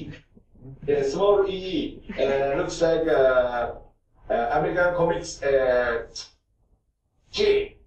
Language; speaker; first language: English; non-native, learner; Japanese